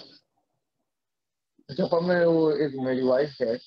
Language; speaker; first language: Hindi; non-native, fluent; Japanese